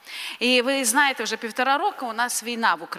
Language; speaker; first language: Polish; non-native, learner; Ukrainian